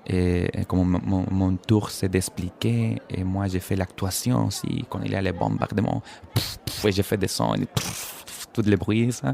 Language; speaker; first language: French; non-native, fluent; Spanish